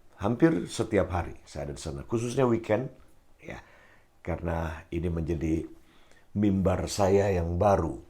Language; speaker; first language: Indonesian; native; Indonesian